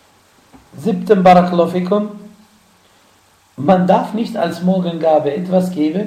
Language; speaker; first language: German; non-native, fluent; Arabic